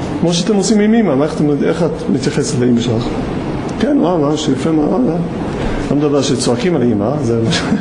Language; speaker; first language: Hebrew; non-native, fluent; English